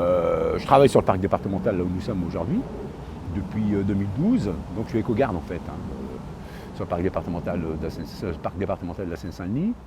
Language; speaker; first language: French; native; French